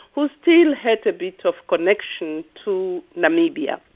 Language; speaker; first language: English; non-native, local second language; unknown